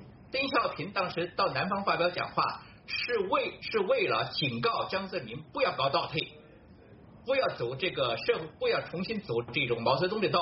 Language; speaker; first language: Chinese; native; Chinese